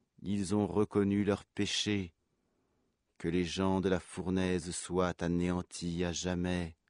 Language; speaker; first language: French; native; French